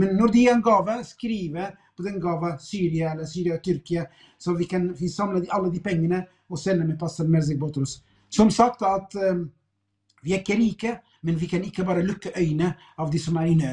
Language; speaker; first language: Swedish; non-native, fluent; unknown